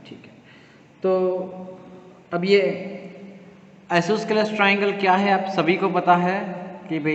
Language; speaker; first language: Hindi; native; Hindi